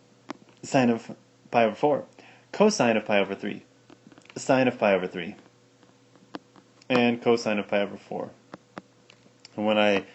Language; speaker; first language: English; native; English